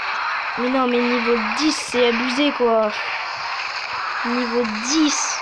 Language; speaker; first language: French; native; French